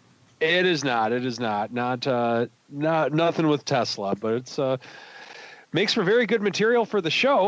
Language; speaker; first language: English; native; English